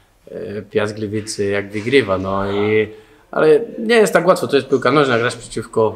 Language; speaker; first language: Polish; non-native, learner; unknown